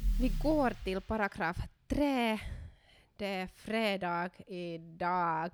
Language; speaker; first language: Swedish; non-native, local second language; Finnish